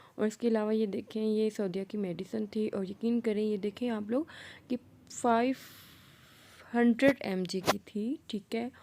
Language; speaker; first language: Urdu; non-native, local second language; Punjabi